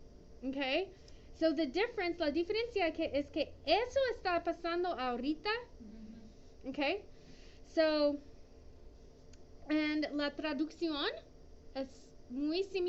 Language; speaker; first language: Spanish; non-native, fluent; English